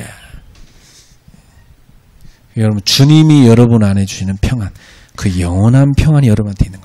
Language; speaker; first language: Korean; native; Korean